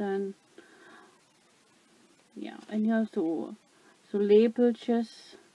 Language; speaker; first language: German; non-native, learner; Dutch